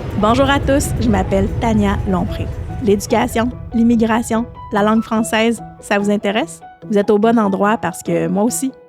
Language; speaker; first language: French; native; French